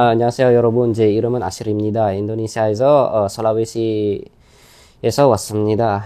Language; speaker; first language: Korean; non-native, learner; Indonesian